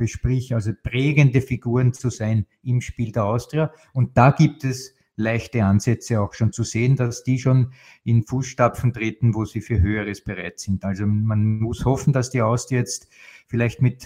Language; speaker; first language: German; native; German